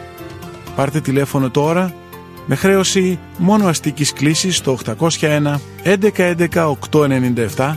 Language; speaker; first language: Greek; native; Greek